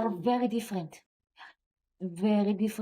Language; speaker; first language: English; non-native, learner; Hebrew